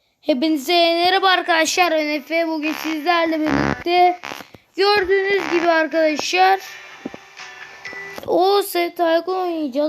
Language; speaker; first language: Turkish; native; Turkish